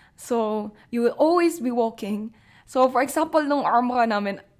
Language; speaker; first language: English; non-native, local second language; Filipino